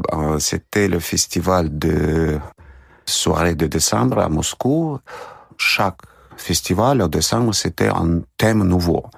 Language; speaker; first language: French; non-native, fluent; Russian